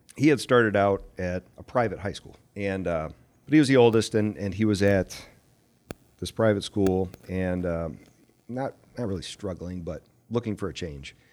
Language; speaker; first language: English; native; English